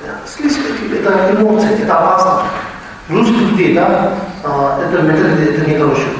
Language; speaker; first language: Russian; non-native, learner; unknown